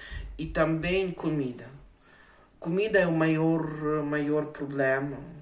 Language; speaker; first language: Portuguese; non-native, fluent; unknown